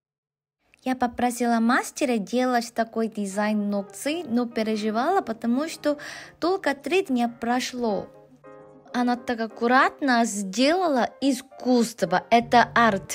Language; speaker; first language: Russian; non-native, fluent; Korean